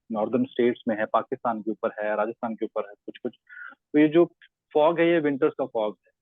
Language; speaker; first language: Hindi; non-native, local second language; Punjabi